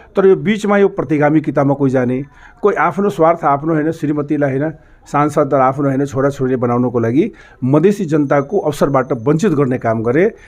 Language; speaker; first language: Nepali; non-native, local second language; Maithili